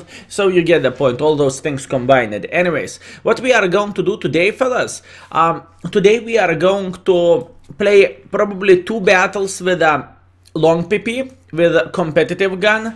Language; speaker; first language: English; non-native, fluent; Lithuanian